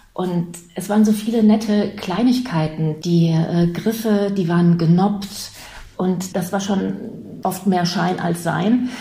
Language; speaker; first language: German; native; German